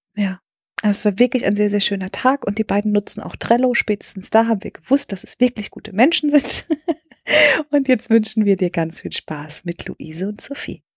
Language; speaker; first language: German; native; German